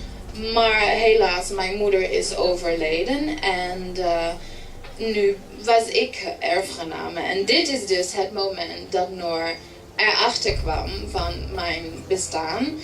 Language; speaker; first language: Dutch; early bilingual, heritage; English